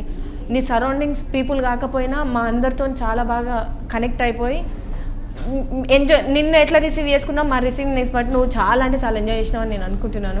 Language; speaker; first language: Telugu; native; Telugu